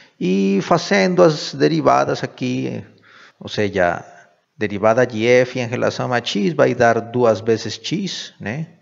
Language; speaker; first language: Portuguese; non-native, fluent; Spanish